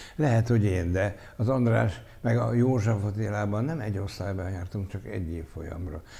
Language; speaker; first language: Hungarian; native; Hungarian